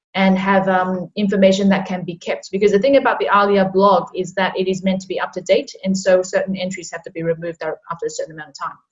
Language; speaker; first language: English; non-native, local second language; Cantonese